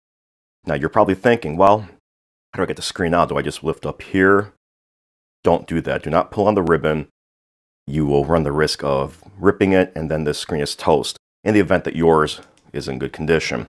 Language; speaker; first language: English; native; English